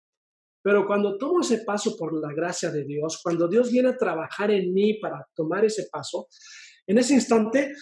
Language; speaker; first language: Spanish; native; Spanish